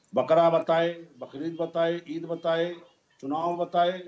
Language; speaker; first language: Hindi; native; Hindi